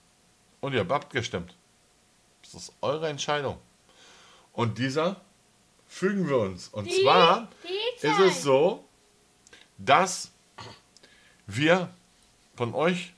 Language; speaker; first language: German; native; German